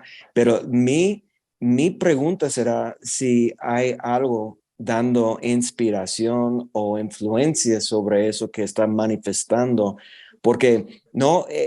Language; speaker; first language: Spanish; non-native, fluent; English